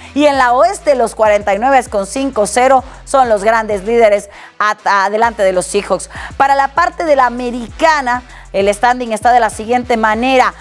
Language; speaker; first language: Spanish; native; Spanish